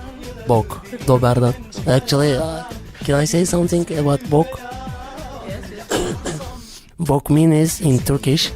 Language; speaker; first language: English; non-native, learner; Turkish